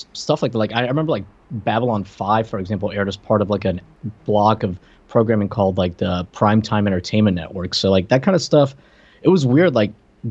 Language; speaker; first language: English; non-native, fluent; Spanish